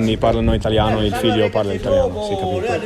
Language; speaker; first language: Italian; non-native, fluent; English